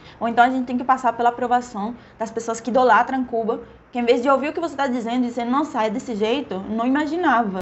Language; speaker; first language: Portuguese; non-native, fluent; Spanish